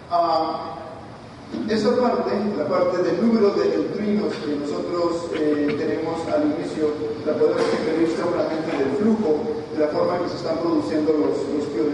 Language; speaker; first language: Spanish; native; Spanish